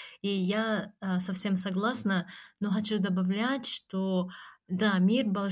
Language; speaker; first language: Russian; non-native, fluent; Japanese